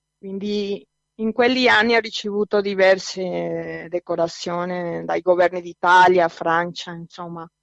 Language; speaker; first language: Italian; non-native, fluent; Spanish